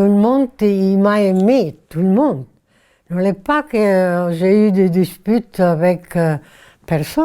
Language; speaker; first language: French; non-native, learner; Italian